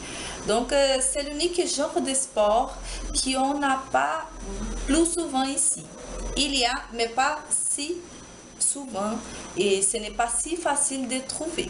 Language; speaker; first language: French; non-native, learner; Portuguese